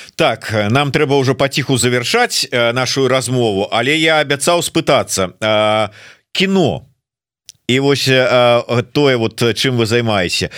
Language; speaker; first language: Belarusian; native; Belarusian